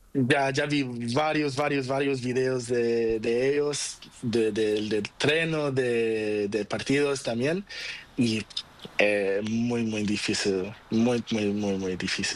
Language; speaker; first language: Spanish; non-native, learner; Portuguese